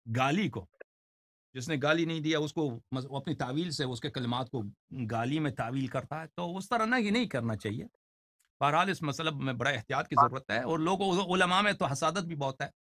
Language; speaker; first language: Urdu; non-native, fluent; Persian